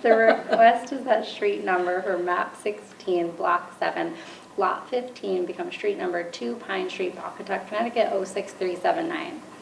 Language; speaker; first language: English; native; English